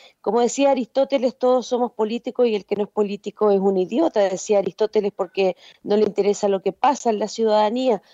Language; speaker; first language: Spanish; native; Spanish